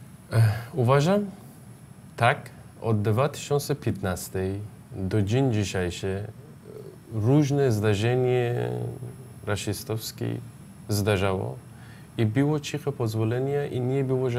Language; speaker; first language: Polish; non-native, learner; Persian